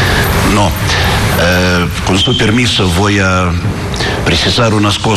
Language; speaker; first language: Spanish; non-native, fluent; Russian